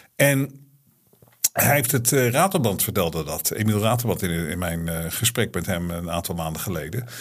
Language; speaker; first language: Dutch; native; Dutch